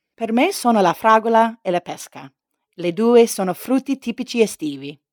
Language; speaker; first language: Italian; non-native, fluent; English